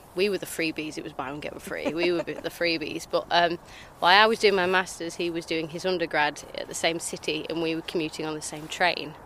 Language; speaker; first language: English; native; English